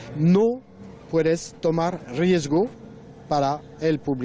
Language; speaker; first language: Spanish; non-native, fluent; French